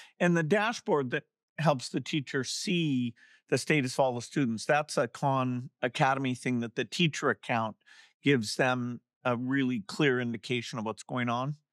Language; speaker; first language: English; native; English